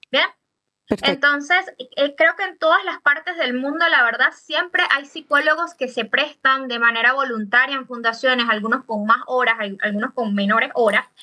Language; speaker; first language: Spanish; native; Spanish